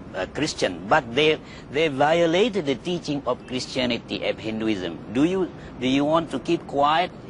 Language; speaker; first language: English; non-native, fluent; Indonesian